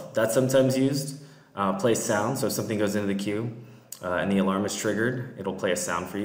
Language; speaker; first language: English; native; English